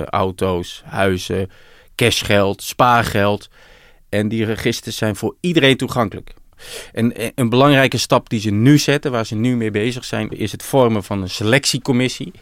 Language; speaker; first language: Dutch; native; Dutch